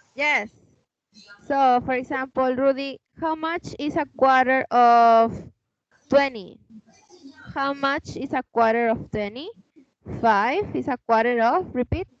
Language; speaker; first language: English; non-native, fluent; Spanish